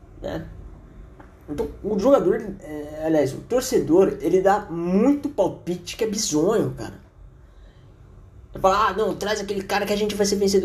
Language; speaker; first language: Portuguese; native; Portuguese